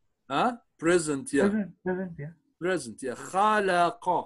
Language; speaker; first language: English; non-native, fluent; Arabic